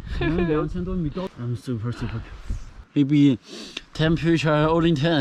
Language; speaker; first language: English; non-native, learner; Chinese